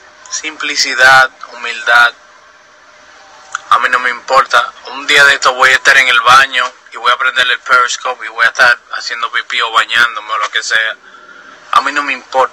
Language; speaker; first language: Spanish; native; Spanish